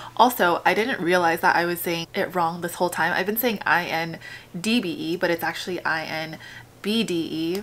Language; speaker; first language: English; early bilingual, other home language; Spanish